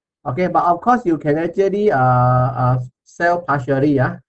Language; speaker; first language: English; non-native, local second language; Chinese